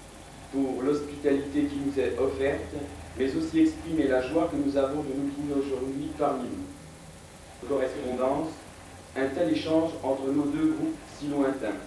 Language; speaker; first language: French; native; French